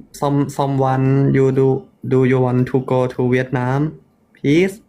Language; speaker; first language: English; non-native, learner; Thai